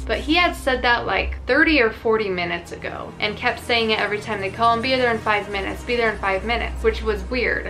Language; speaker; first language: English; native; English